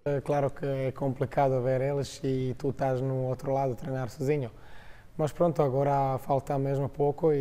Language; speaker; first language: Portuguese; non-native, fluent; Croatian